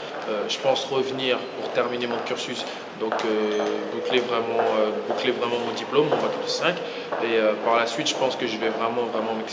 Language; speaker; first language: French; native; French